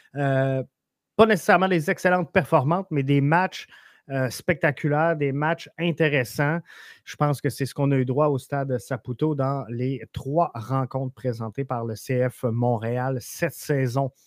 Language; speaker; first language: French; native; French